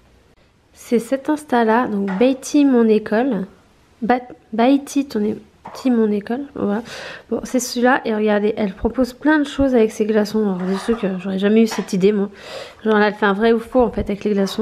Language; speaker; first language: French; native; French